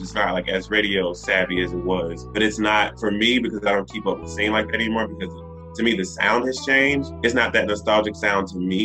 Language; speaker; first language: English; native; English